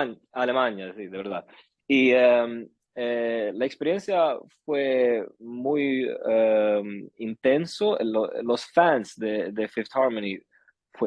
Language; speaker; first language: Spanish; early bilingual, heritage; Swedish